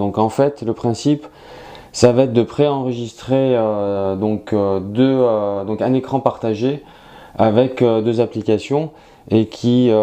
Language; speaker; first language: French; native; French